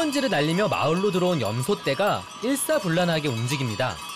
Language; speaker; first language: Korean; native; Korean